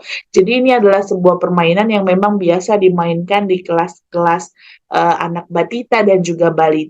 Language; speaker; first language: Indonesian; native; Indonesian